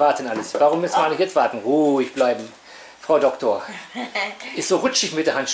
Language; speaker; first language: German; native; German